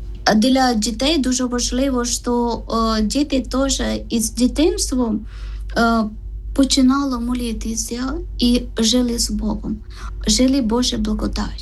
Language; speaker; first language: Ukrainian; non-native, learner; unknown